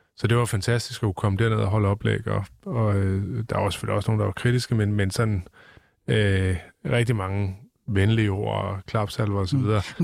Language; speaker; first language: Danish; native; Danish